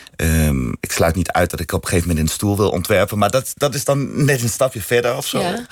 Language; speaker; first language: Dutch; non-native, fluent; Danish